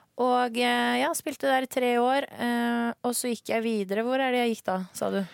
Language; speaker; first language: Norwegian; early bilingual, other home language; Swedish